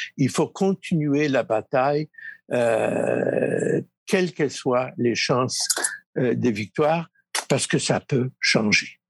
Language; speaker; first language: French; early bilingual, other home language; Polish